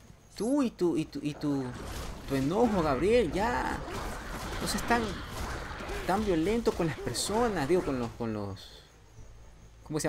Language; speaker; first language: Spanish; native; Spanish